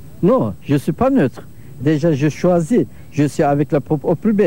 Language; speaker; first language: French; non-native, learner; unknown